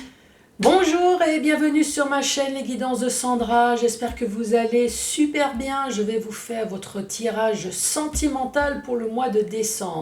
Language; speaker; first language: French; native; French